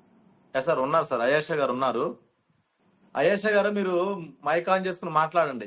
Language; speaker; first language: Telugu; native; Telugu